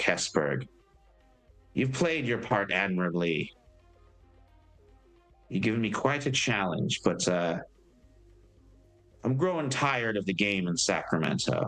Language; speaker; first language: English; native; English